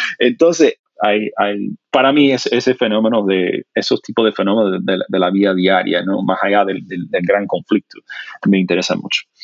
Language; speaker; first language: Spanish; non-native, fluent; English